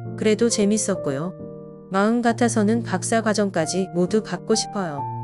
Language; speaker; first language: Korean; non-native, fluent; Vietnamese